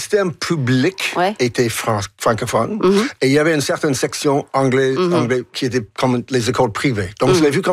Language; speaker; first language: French; non-native, local second language; English